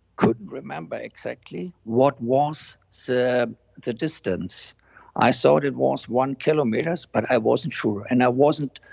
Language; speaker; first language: English; non-native, fluent; German